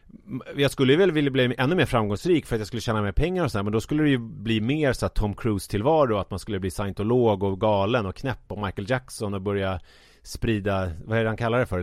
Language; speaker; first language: Swedish; native; Swedish